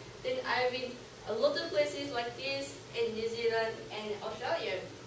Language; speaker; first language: English; non-native, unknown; Japanese